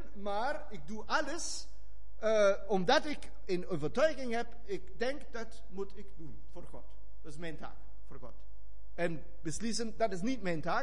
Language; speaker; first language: Dutch; non-native, fluent; German